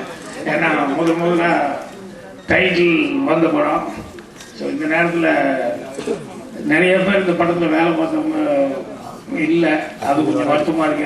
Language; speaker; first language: Tamil; native; Tamil